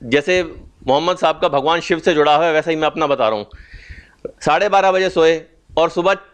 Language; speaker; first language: Hindi; native; Hindi